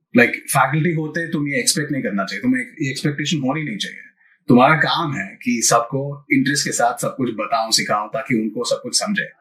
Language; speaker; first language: Hindi; non-native, local second language; Malayalam